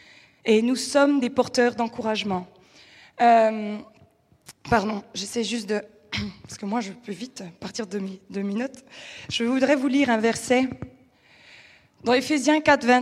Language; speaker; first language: French; native; French